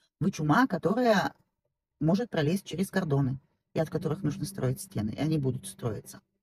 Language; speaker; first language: Russian; native; Russian